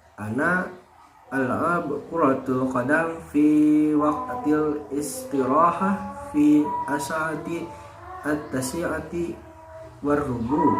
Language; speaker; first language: Arabic; non-native, fluent; Indonesian